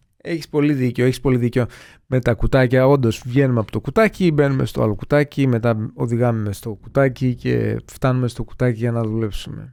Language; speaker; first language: Greek; native; Greek